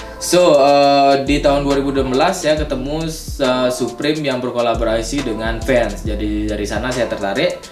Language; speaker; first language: Indonesian; native; Indonesian